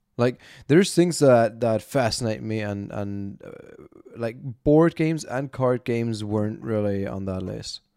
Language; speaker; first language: English; non-native, fluent; German